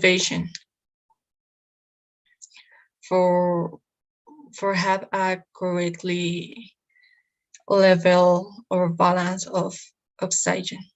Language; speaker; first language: English; non-native, learner; Spanish